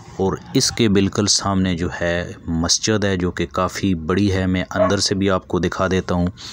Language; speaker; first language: Urdu; non-native, local second language; Punjabi